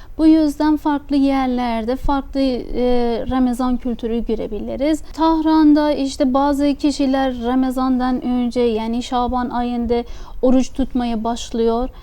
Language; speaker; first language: Turkish; non-native, fluent; Persian